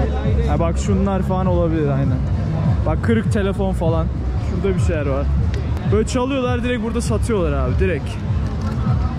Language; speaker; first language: Turkish; native; Turkish